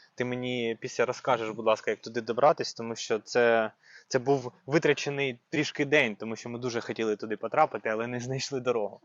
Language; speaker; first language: Ukrainian; native; Ukrainian